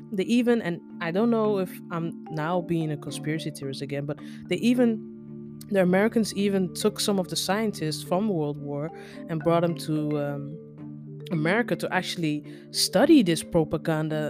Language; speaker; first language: English; non-native, fluent; Dutch